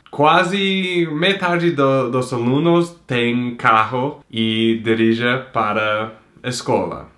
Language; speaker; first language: Portuguese; non-native, fluent; English